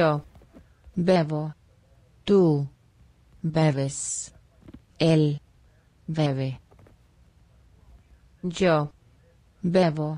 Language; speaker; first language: Spanish; non-native, learner; English